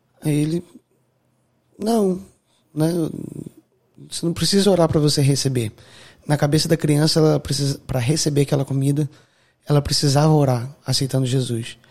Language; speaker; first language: Portuguese; native; Portuguese